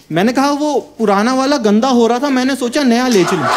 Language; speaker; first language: Hindi; native; Hindi